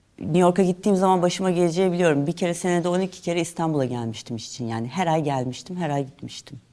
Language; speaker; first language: Turkish; native; Turkish